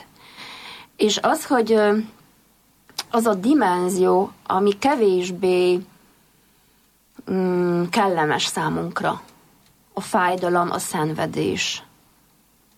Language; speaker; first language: Hungarian; non-native, fluent; Polish